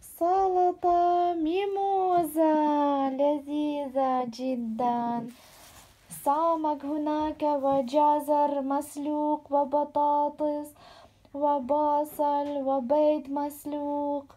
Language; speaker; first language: Arabic; non-native, fluent; Ukrainian